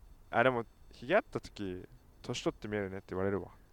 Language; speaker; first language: Japanese; native; Japanese